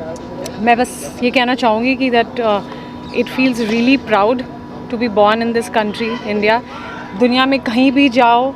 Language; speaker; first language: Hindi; native; Hindi